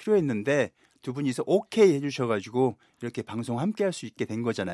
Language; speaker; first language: Korean; native; Korean